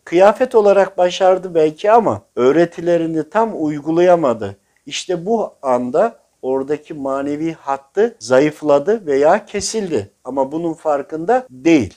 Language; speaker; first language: Turkish; native; Turkish